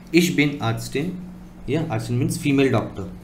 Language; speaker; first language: German; non-native, learner; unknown